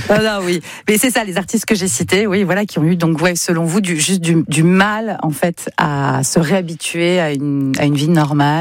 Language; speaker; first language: French; native; French